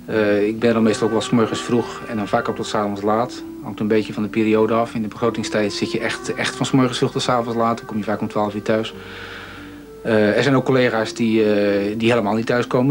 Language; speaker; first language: Dutch; native; Dutch